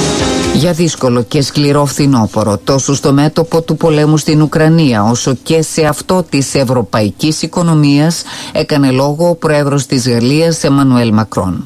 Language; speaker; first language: Greek; native; Greek